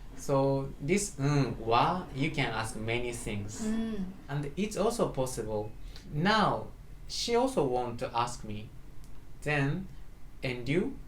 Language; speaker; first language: English; non-native, learner; Japanese